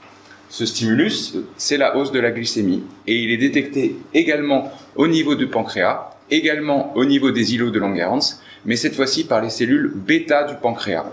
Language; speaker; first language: French; native; French